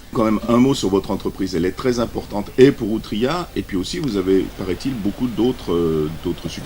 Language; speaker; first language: French; native; French